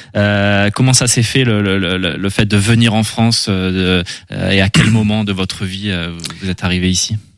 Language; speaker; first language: French; native; French